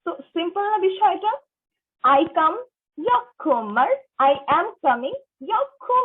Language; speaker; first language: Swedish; non-native, learner; Bangla